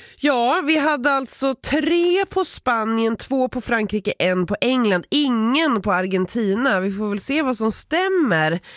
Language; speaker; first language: Swedish; native; Swedish